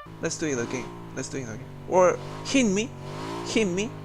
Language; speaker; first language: English; non-native, learner; Korean